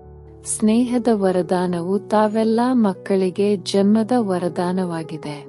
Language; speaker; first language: Kannada; native; Kannada